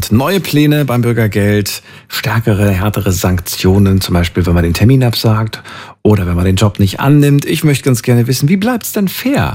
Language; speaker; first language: German; native; German